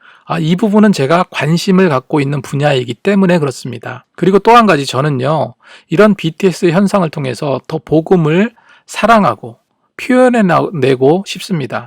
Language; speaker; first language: Korean; native; Korean